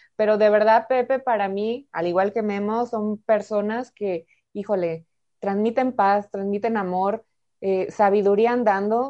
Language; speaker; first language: Spanish; native; Spanish